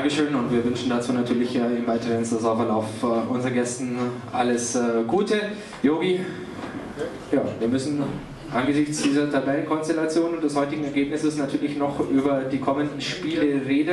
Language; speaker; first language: German; native; German